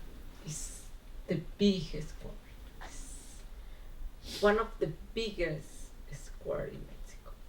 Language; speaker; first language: English; non-native, learner; Spanish